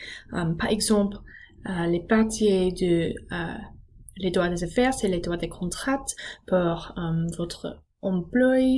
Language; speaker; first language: French; non-native, learner; English